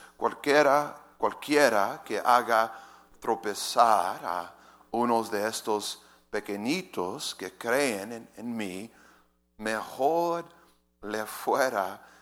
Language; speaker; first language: Spanish; native; Spanish